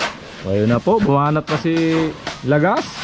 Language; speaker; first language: Filipino; native; Filipino